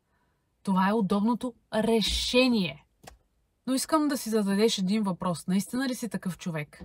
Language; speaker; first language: Bulgarian; native; Bulgarian